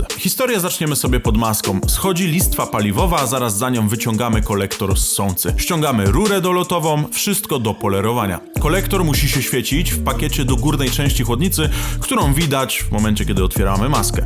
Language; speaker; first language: Polish; native; Polish